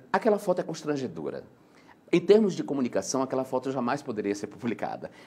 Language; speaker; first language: Portuguese; native; Portuguese